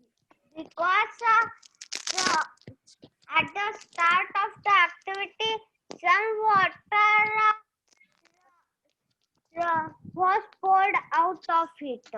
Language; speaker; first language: English; non-native, learner; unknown